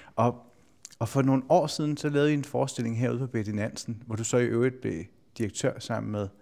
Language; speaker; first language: Danish; native; Danish